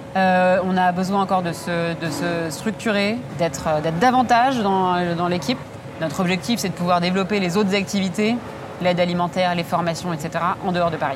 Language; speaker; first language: French; native; French